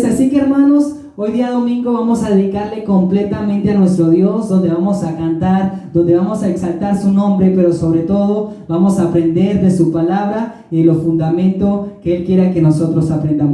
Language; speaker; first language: Spanish; native; Spanish